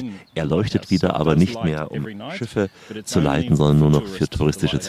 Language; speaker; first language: German; native; German